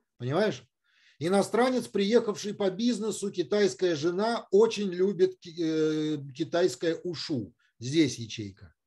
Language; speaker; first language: Russian; native; Russian